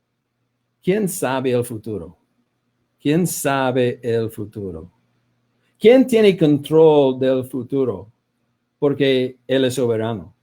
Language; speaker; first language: Spanish; non-native, fluent; English